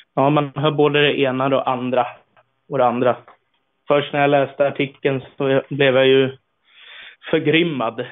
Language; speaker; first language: Swedish; native; Swedish